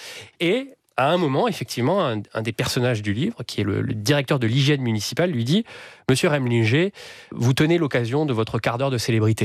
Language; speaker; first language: French; native; French